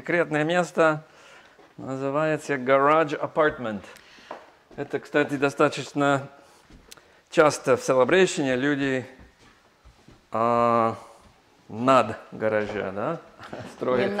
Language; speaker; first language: Russian; non-native, learner; English